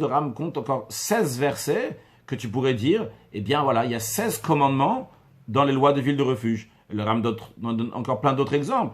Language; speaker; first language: French; native; French